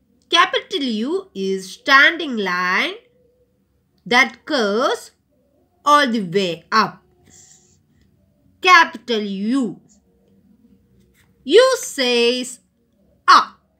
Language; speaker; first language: English; non-native, local second language; Malayalam